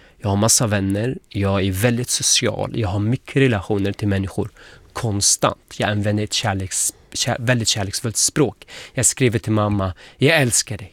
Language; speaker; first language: Swedish; non-native, fluent; Arabic